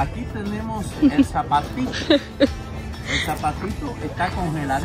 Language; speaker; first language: Spanish; native; Spanish